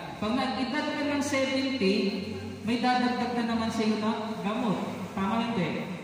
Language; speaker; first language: Filipino; non-native, local second language; Cebuano